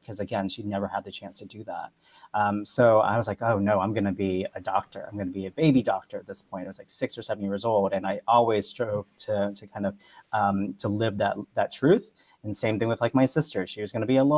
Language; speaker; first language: English; early bilingual, other home language; Vietnamese